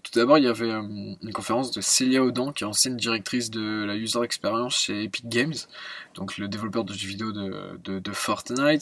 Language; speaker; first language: French; native; French